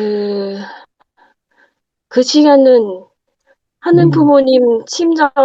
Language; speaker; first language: Korean; non-native, learner; Thai